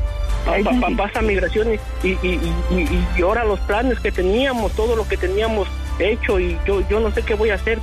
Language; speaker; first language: Spanish; native; Spanish